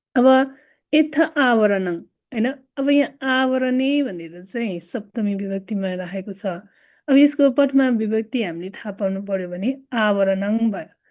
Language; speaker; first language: Nepali; non-native, local second language; Newari